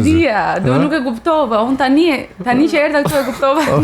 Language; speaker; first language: Albanian; native; Albanian